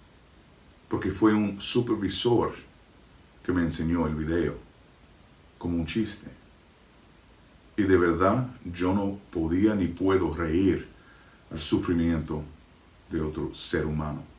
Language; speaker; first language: Spanish; non-native, fluent; English